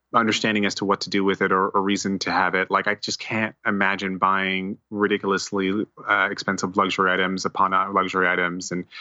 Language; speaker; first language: English; native; English